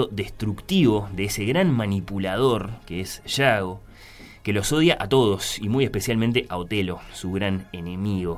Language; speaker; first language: Spanish; native; Spanish